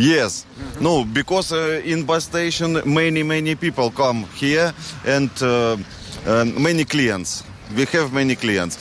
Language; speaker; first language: English; non-native, learner; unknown